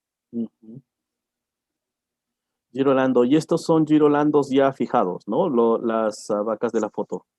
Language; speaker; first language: Spanish; native; Spanish